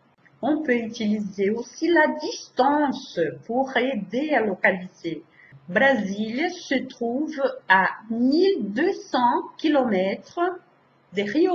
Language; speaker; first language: French; non-native, fluent; Portuguese